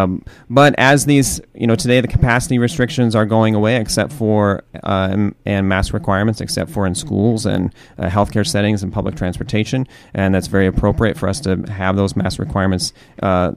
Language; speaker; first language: English; native; English